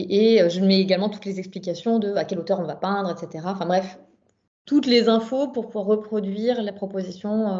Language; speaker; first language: French; native; French